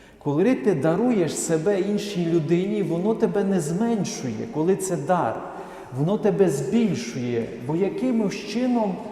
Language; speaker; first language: Ukrainian; native; Ukrainian